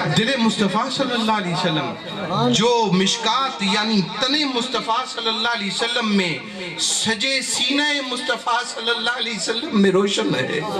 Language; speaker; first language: Urdu; non-native, local second language; Punjabi